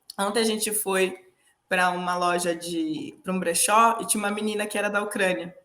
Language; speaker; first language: Portuguese; native; Portuguese